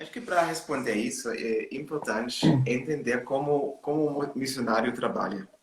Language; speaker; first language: Portuguese; non-native, learner; German